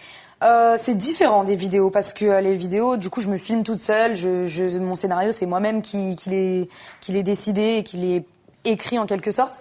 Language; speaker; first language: French; native; French